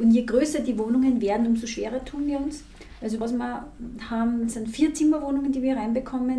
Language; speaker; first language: German; native; German